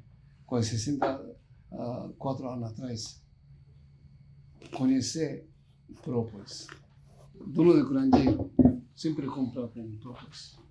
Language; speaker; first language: Portuguese; non-native, learner; Japanese